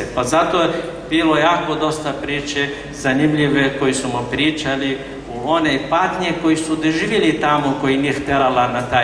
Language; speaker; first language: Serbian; non-native, fluent; Arabic